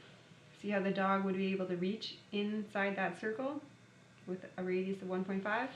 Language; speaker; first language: English; native; English